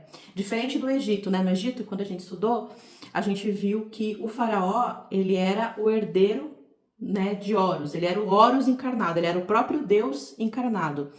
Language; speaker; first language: Portuguese; native; Portuguese